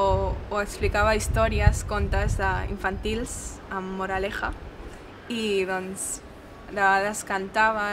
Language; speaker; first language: Catalan; non-native, local second language; Hindi